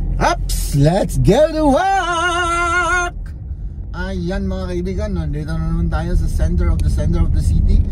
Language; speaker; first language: Filipino; native; Filipino